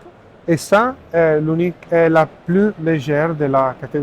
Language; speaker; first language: French; non-native, learner; Italian